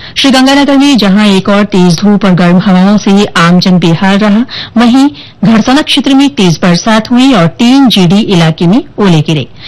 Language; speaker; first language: Hindi; native; Hindi